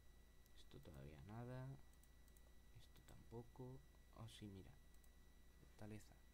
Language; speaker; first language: Spanish; native; Spanish